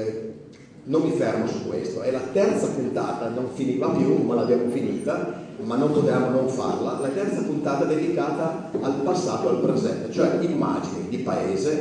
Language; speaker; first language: Italian; native; Italian